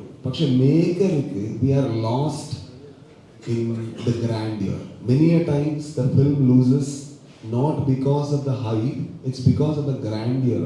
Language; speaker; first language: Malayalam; non-native, learner; Kannada